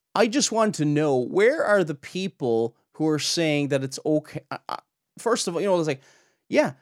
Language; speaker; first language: English; native; English